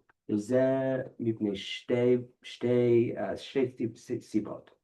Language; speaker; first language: Hebrew; non-native, fluent; English